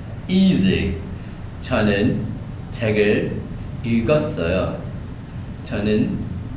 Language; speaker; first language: Korean; early bilingual, heritage; Korean